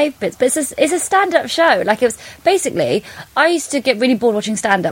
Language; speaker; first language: English; non-native, local second language; Polish